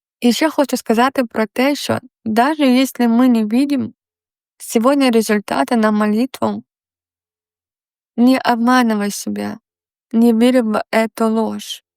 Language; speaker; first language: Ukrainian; non-native, local second language; Russian